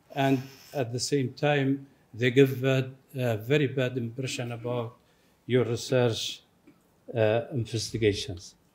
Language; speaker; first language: English; non-native, fluent; Arabic